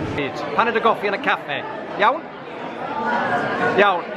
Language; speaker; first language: Welsh; non-native, fluent; English